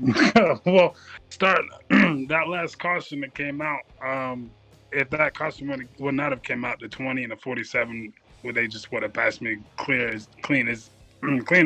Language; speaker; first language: English; native; English